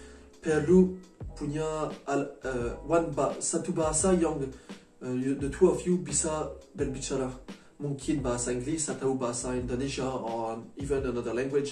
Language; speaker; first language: Indonesian; non-native, learner; French